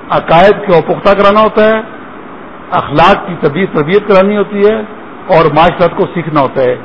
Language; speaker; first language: Urdu; non-native, local second language; Pashto